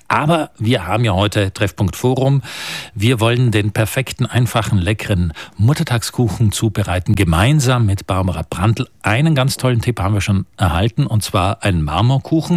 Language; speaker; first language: German; native; German